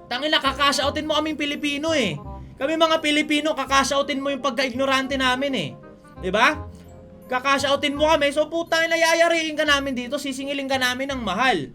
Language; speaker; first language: Filipino; native; Filipino